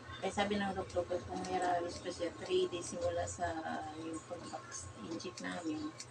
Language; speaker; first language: Filipino; non-native, local second language; Cebuano